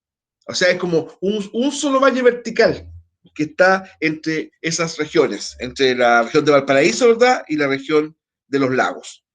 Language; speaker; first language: Spanish; native; Spanish